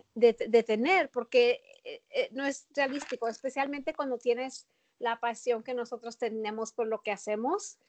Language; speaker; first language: Spanish; early bilingual, heritage; Spanish